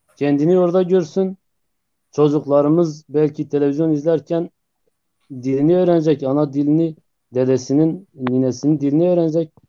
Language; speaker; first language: Turkish; non-native, local second language; Zaza